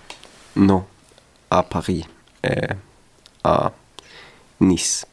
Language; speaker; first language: French; non-native, learner; Swedish